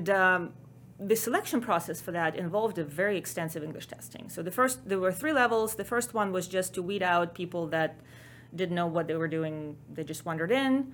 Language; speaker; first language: English; non-native, fluent; Ukrainian